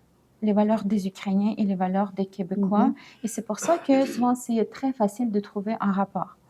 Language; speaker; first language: French; non-native, fluent; Ukrainian